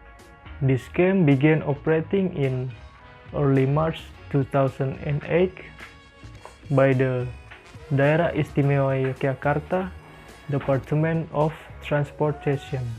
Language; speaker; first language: English; non-native, learner; Indonesian